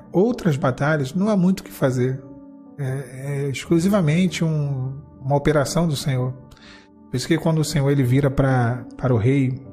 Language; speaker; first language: Portuguese; native; Portuguese